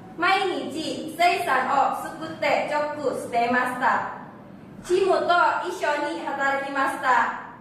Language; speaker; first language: Japanese; non-native, learner; Indonesian